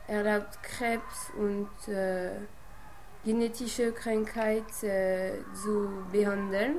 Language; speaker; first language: German; non-native, learner; French